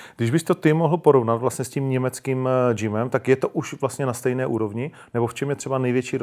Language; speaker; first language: Czech; native; Czech